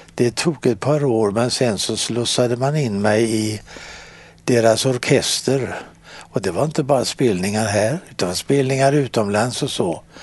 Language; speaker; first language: Swedish; native; Swedish